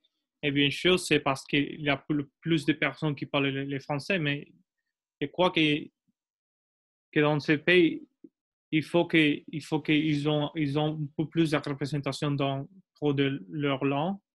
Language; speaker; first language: French; non-native, learner; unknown